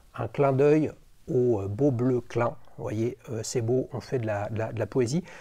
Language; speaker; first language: French; native; French